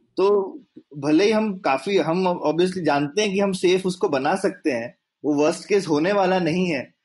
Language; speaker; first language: Hindi; native; Hindi